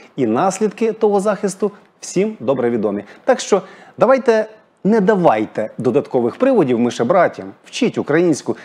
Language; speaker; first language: Ukrainian; native; Ukrainian